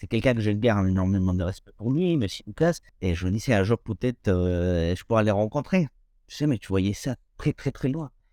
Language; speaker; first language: French; non-native, fluent; Spanish